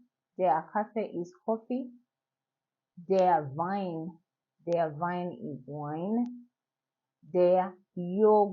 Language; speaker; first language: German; non-native, learner; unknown